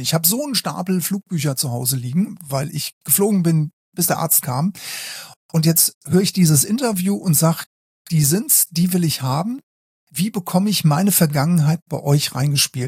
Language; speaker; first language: German; native; German